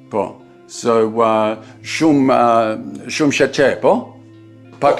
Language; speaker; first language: Albanian; non-native, learner; English